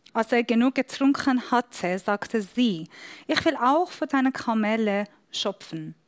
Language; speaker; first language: German; non-native, fluent; Persian